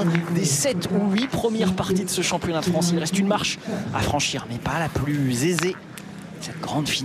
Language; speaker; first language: French; native; French